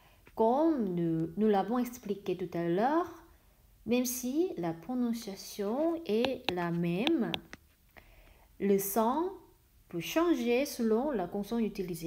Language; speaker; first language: French; non-native, fluent; Korean